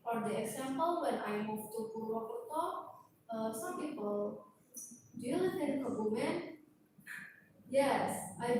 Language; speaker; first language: English; non-native, learner; Indonesian